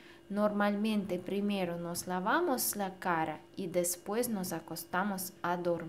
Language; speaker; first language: Spanish; non-native, fluent; Russian